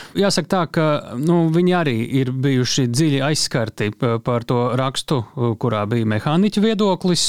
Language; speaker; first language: Latvian; native; Latvian